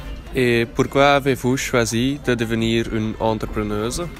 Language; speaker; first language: French; non-native, learner; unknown